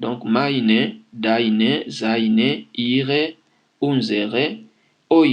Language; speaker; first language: German; non-native, fluent; French